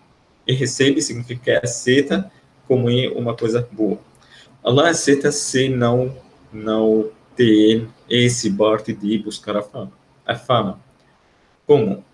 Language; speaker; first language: Portuguese; non-native, fluent; Arabic